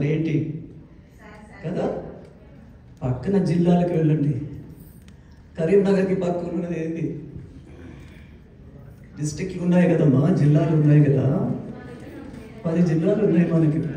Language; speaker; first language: Telugu; native; Telugu